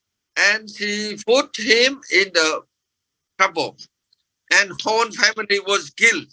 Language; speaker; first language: English; non-native, fluent; Vietnamese